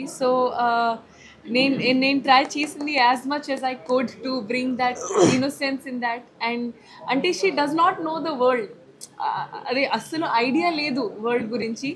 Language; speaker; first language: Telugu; non-native, learner; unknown